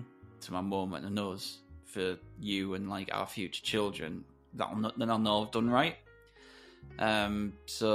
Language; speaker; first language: English; native; English